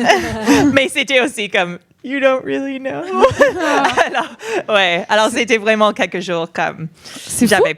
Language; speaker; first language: French; non-native, fluent; English